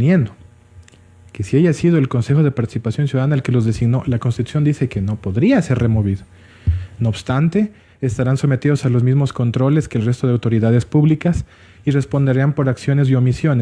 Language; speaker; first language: Spanish; native; Spanish